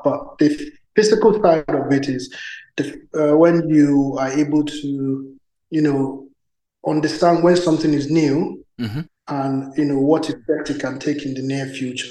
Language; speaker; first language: English; non-native, local second language; Yoruba